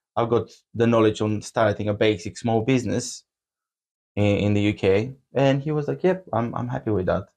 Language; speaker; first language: English; non-native, fluent; Bulgarian